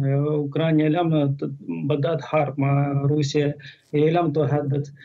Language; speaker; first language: Arabic; non-native, fluent; Ukrainian